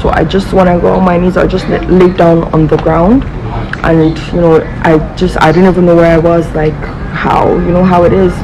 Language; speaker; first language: English; non-native, local second language; Hausa